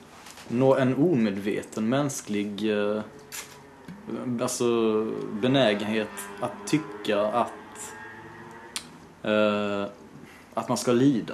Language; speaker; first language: Swedish; native; Swedish